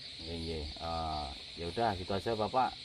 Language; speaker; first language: Indonesian; non-native, local second language; Javanese